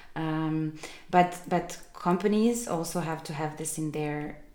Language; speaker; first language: English; non-native, fluent; Serbian